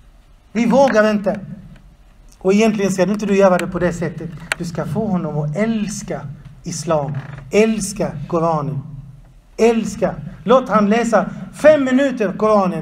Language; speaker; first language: Swedish; non-native, fluent; Arabic